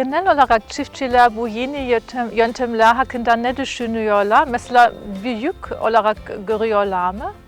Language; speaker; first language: Turkish; non-native, fluent; German